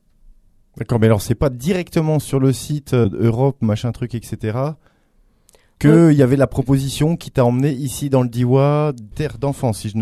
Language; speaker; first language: French; native; French